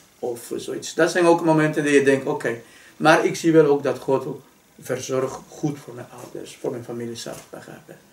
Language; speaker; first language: Dutch; non-native, fluent; Spanish